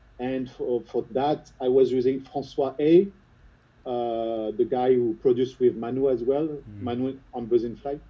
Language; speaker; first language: English; non-native, fluent; French